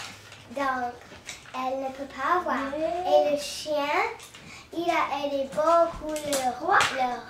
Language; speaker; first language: French; non-native, learner; English